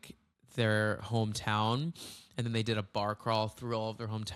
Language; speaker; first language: English; native; English